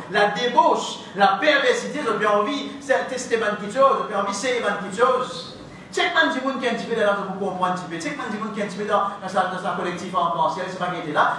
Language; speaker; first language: French; non-native, local second language; Morisyen